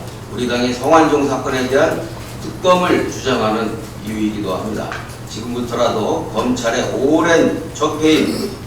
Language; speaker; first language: Korean; native; Korean